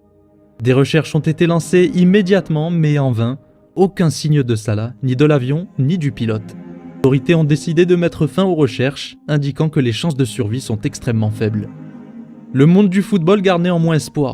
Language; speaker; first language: French; native; French